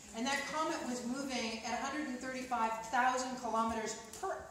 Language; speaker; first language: English; native; English